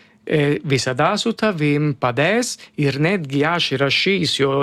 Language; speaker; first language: Lithuanian; non-native, learner; Italian